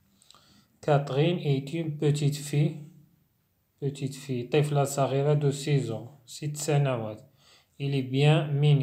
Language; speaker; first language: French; non-native, local second language; Arabic